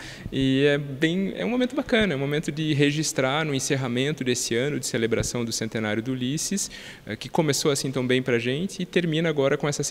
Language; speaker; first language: Portuguese; native; Portuguese